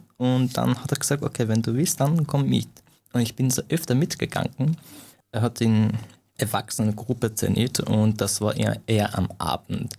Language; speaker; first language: German; non-native, fluent; Persian